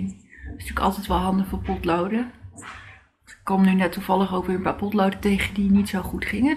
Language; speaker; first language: Dutch; native; Dutch